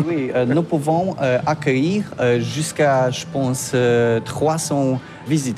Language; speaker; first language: French; non-native, learner; Polish